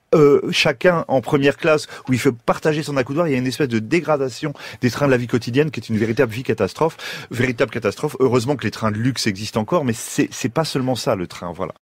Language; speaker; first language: French; native; French